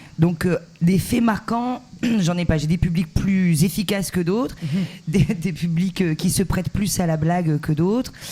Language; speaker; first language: French; native; French